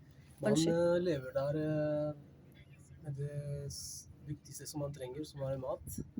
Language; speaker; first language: Norwegian; non-native, fluent; Spanish